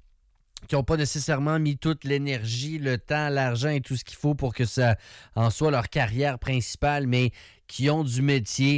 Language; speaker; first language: French; native; French